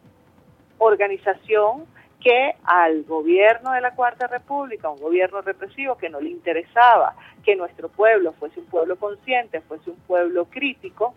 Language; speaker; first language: Spanish; native; Spanish